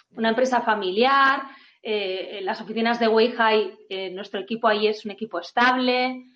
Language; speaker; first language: Spanish; non-native, fluent; Chinese